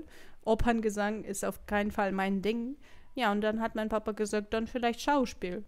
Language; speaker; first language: German; non-native, fluent; Russian